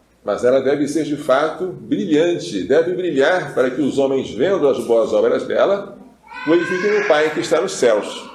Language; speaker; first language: Portuguese; native; Portuguese